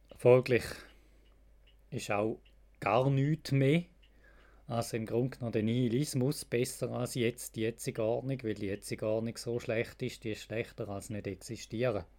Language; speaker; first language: German; native; German